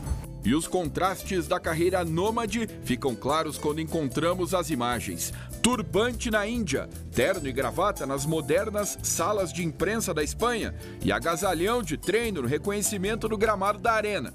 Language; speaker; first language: Portuguese; native; Portuguese